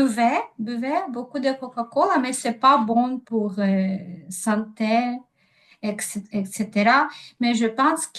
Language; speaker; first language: French; non-native, learner; Ukrainian